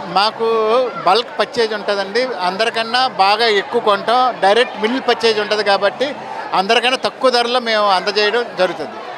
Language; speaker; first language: Telugu; native; Telugu